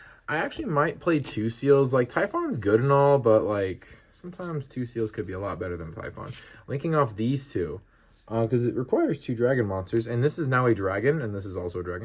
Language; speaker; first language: English; native; English